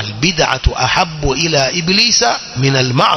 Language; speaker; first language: Arabic; non-native, fluent; Swahili